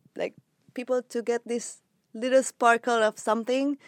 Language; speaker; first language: English; non-native, fluent; Spanish